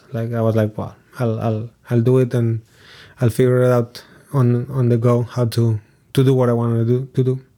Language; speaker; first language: English; non-native, fluent; Spanish